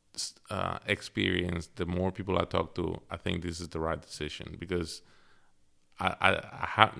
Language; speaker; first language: English; early bilingual, other home language; Spanish